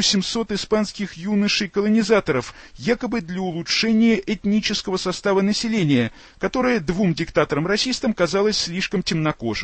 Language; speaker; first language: Russian; native; Russian